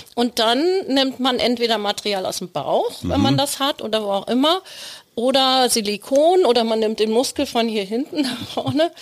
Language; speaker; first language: German; native; German